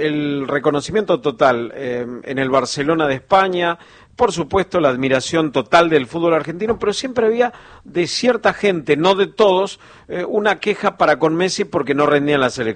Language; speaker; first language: Spanish; native; Spanish